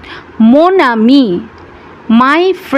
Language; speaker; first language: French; non-native, fluent; Bangla